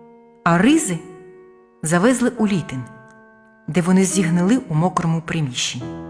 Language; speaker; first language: Ukrainian; native; Ukrainian